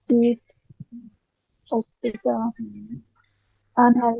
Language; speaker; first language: English; non-native, learner; Hindi